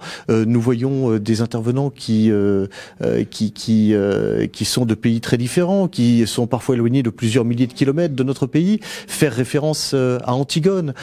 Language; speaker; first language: French; native; French